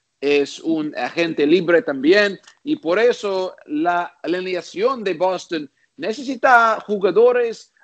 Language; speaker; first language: Spanish; non-native, learner; English